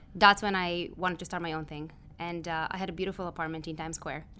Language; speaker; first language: English; early bilingual, other home language; Hebrew